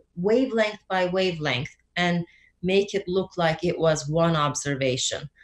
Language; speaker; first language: English; non-native, fluent; Turkish